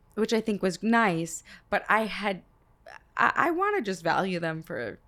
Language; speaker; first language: English; early bilingual, other home language; Hebrew